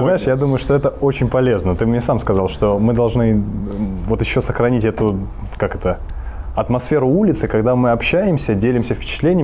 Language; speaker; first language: Russian; native; Russian